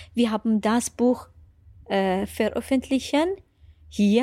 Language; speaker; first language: German; non-native, fluent; Persian